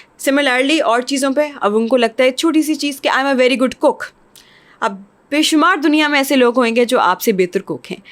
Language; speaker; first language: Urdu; non-native, local second language; English